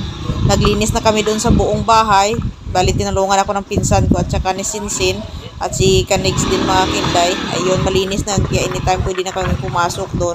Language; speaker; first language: Filipino; non-native, local second language; Cebuano